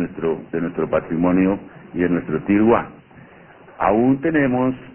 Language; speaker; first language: Spanish; native; Spanish